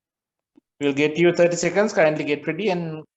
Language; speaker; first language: English; non-native, local second language; Sinhala